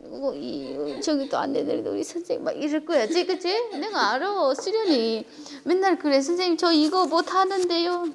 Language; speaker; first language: Korean; native; Korean